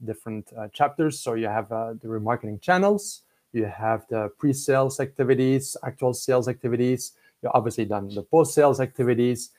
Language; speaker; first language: English; non-native, fluent; French